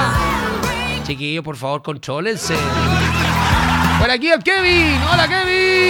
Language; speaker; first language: Spanish; native; Spanish